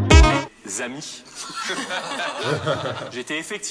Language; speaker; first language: French; native; French